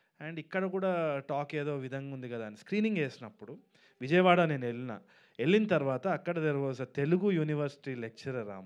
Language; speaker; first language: Telugu; native; Telugu